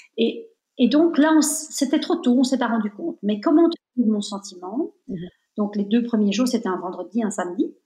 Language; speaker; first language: French; native; French